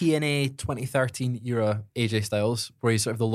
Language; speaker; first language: English; native; English